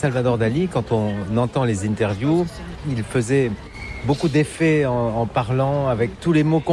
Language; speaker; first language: French; native; French